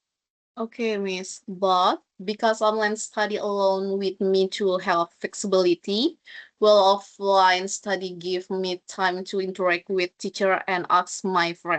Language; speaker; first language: English; non-native, learner; Indonesian